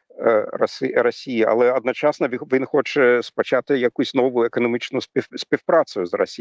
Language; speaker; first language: Ukrainian; non-native, fluent; German